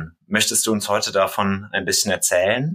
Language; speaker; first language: German; native; German